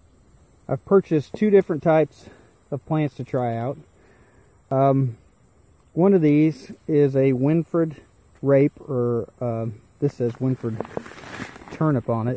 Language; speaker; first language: English; native; English